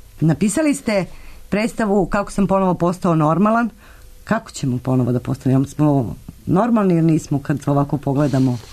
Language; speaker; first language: Serbian; native; Serbian